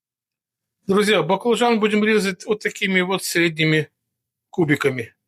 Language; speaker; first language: Russian; native; Russian